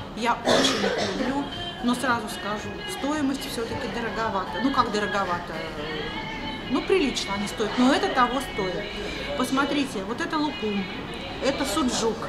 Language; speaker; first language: Russian; native; Russian